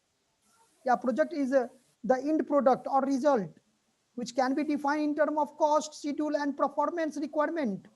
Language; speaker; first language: English; non-native, local second language; Hindi